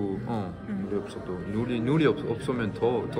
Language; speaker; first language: Korean; non-native, learner; French